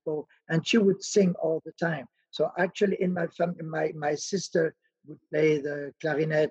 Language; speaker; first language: English; non-native, fluent; French